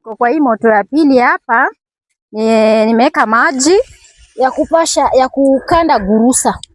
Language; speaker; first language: Swahili; native; Swahili